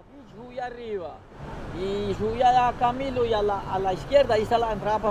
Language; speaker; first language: Spanish; native; Spanish